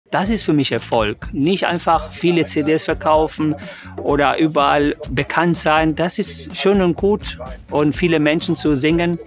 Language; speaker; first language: German; non-native, fluent; English